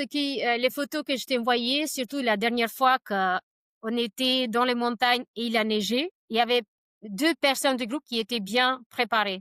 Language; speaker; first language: French; non-native, fluent; Albanian